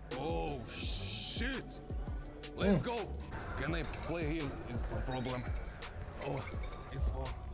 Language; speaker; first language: English; non-native, learner; Russian